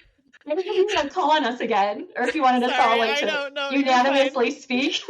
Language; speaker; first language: English; native; English